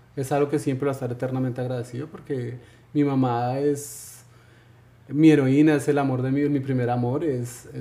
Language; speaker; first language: Spanish; native; Spanish